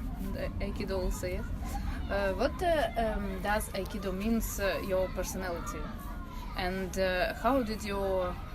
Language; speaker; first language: English; non-native, learner; Russian